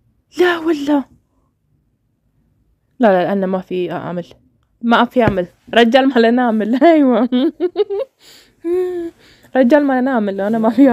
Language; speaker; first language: Arabic; non-native, learner; Oromo